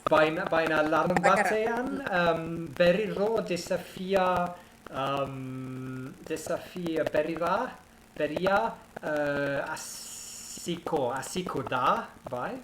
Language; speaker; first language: Basque; non-native, learner; English